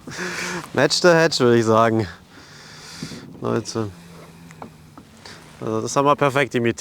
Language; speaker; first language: German; native; German